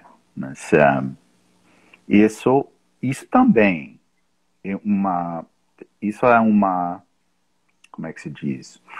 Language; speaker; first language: Portuguese; non-native, fluent; English